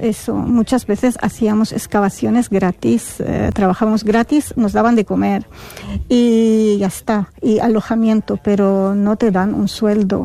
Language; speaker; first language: Spanish; non-native, fluent; Arabic